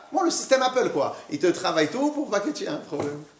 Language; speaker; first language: French; native; French